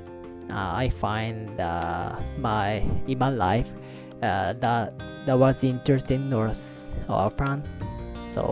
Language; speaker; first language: English; non-native, learner; Japanese